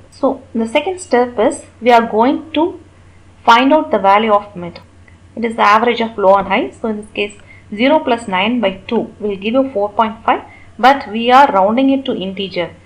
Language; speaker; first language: English; non-native, local second language; Tamil